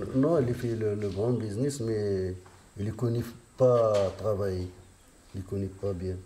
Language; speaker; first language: French; non-native, learner; Riffian